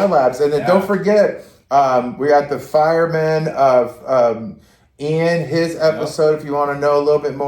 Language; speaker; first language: English; native; English